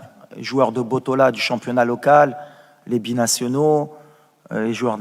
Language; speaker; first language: French; native; French